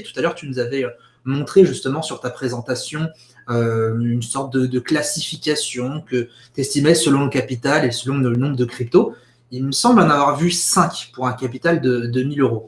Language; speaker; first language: French; native; French